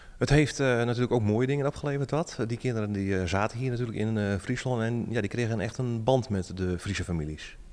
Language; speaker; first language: Dutch; native; Dutch